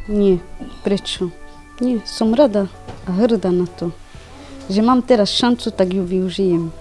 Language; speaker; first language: Slovak; non-native, local second language; Romany